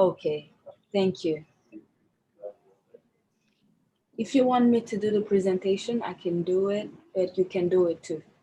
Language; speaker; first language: English; non-native, fluent; French